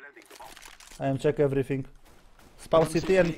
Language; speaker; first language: English; non-native, learner; Polish